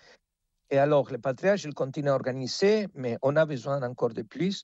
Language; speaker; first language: French; non-native, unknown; Spanish